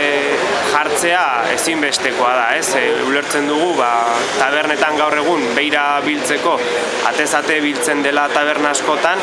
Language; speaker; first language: Basque; native; Basque